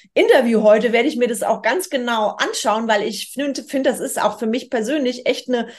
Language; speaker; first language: German; non-native, fluent; Russian